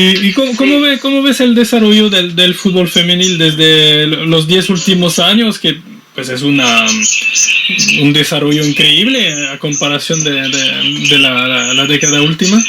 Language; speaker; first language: Spanish; non-native, fluent; French